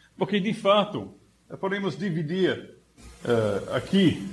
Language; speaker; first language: Portuguese; non-native, fluent; English